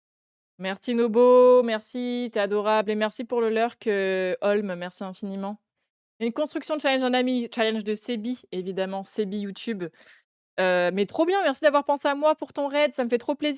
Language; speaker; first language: French; native; French